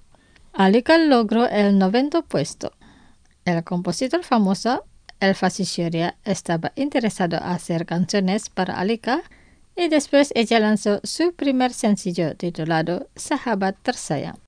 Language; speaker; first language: Spanish; non-native, fluent; Indonesian